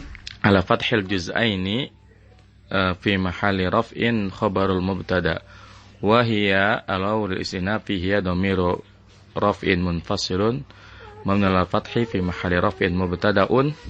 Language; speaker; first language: Arabic; non-native, fluent; Indonesian